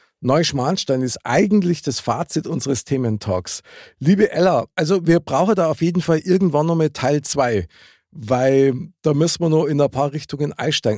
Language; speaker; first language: German; native; German